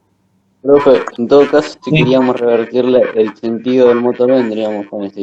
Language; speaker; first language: Spanish; native; Spanish